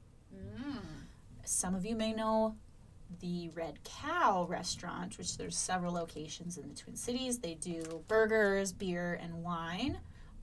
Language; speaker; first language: English; native; English